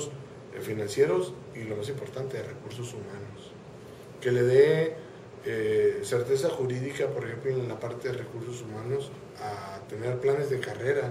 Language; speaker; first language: Spanish; native; Spanish